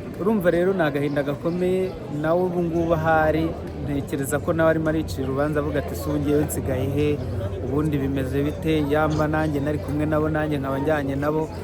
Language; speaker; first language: Kinyarwanda; native; Kinyarwanda